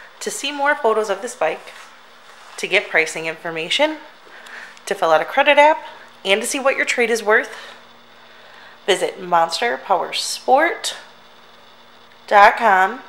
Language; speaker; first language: English; native; English